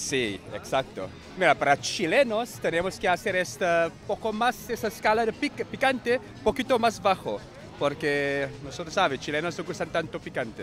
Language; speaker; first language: Spanish; non-native, learner; English